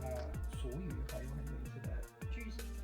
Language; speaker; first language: Chinese; non-native, fluent; Spanish